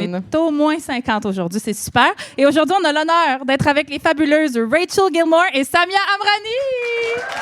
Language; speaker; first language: French; native; French